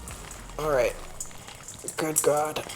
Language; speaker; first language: English; native; English